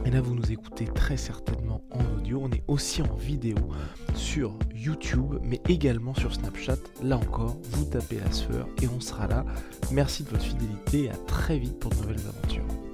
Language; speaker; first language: French; native; French